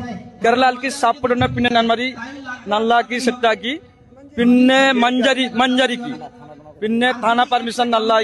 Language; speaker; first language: Malayalam; non-native, learner; Bangla